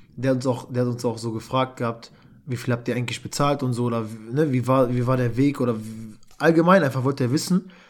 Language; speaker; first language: German; early bilingual, other home language; Albanian